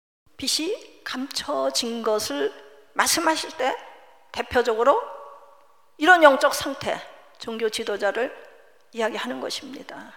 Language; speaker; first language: Korean; native; Korean